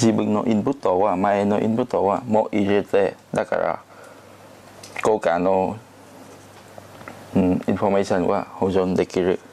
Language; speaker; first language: Japanese; non-native, learner; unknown